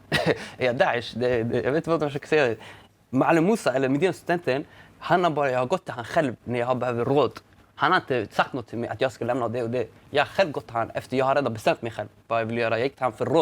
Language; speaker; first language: Swedish; early bilingual, other home language; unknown